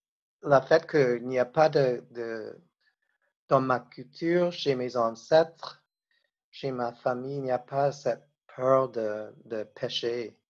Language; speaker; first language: French; non-native, fluent; English